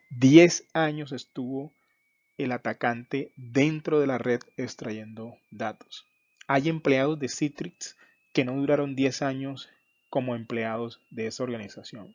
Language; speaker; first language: Spanish; native; Spanish